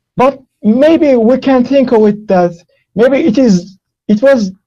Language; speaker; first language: English; non-native, learner; Turkish